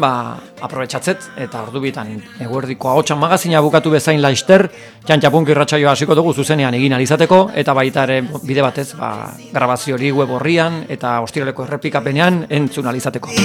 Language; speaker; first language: Basque; native; Basque